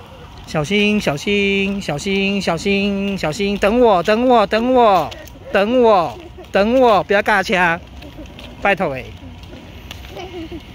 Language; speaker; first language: Chinese; native; Chinese